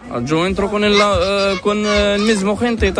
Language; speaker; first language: Spanish; non-native, learner; Arabic